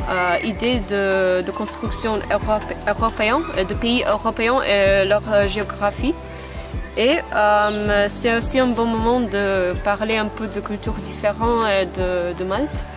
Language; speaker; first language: French; non-native, fluent; Maltese